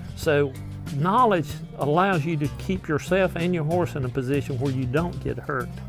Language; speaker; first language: English; native; English